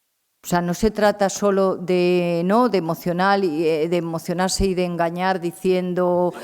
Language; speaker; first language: Spanish; native; Spanish